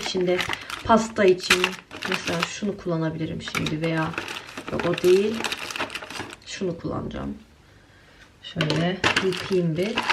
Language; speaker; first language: Turkish; early bilingual, heritage; Turkish